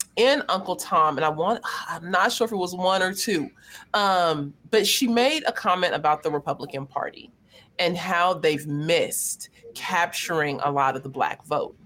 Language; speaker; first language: English; native; English